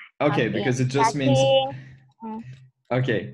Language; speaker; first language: English; non-native, fluent; French